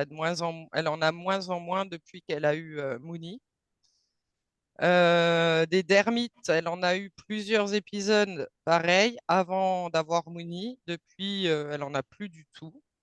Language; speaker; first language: French; native; French